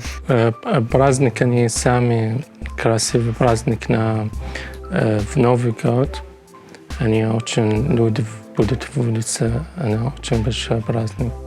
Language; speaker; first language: Russian; non-native, learner; Arabic